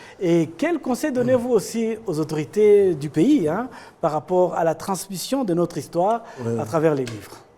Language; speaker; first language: French; non-native, local second language; Kinyarwanda